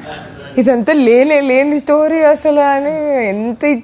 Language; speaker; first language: Telugu; native; Telugu